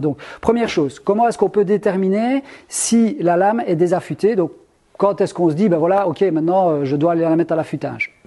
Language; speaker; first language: French; native; French